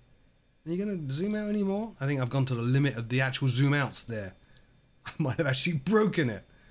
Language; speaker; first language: English; native; English